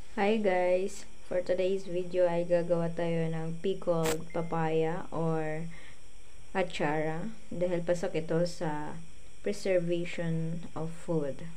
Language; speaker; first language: Filipino; non-native, local second language; Cebuano